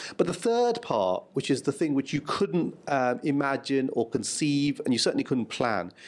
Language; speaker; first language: English; native; English